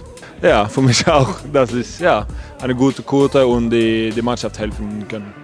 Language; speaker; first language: German; non-native, learner; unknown